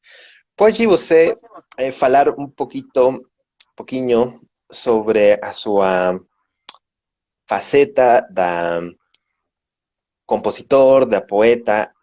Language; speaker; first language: Portuguese; non-native, learner; Spanish